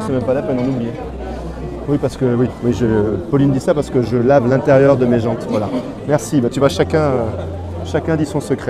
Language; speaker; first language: French; native; French